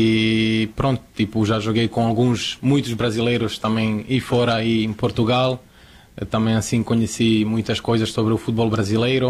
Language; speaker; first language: Portuguese; non-native, fluent; Croatian